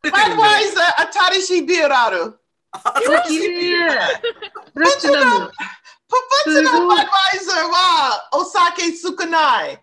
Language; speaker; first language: Japanese; non-native, learner; English